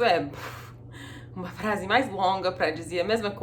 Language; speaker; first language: Portuguese; non-native, fluent; English